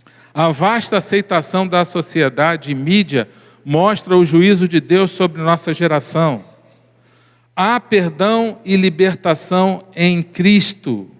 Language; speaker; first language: Portuguese; native; Portuguese